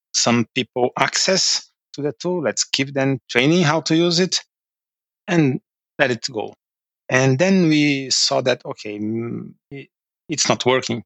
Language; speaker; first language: English; non-native, fluent; Portuguese